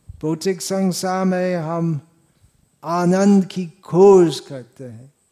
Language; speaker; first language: Hindi; non-native, fluent; English